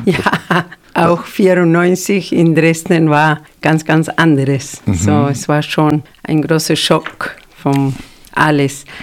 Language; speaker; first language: German; non-native, fluent; Spanish